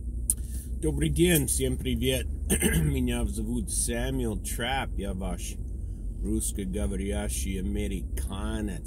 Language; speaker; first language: Russian; non-native, fluent; English